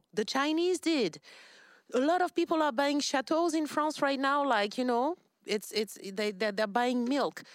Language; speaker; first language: English; non-native, fluent; French